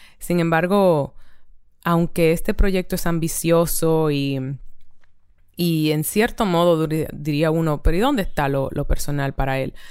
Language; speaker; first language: Spanish; native; Spanish